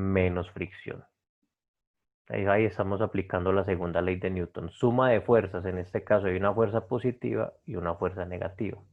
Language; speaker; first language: Spanish; native; Spanish